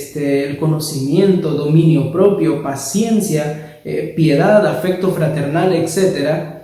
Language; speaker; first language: Spanish; native; Spanish